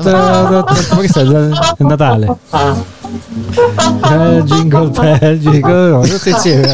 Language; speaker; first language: Italian; native; Italian